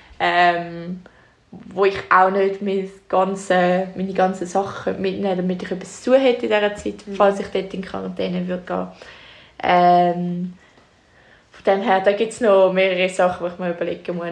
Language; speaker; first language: German; native; German